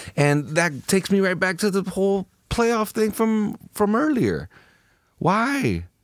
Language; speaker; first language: English; native; English